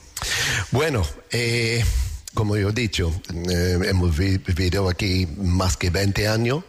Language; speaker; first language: Spanish; non-native, learner; English